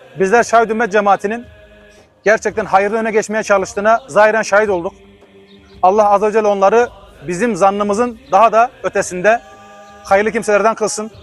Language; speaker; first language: Turkish; non-native, fluent; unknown